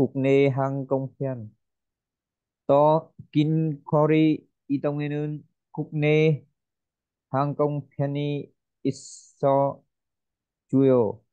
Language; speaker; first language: Korean; non-native, learner; Vietnamese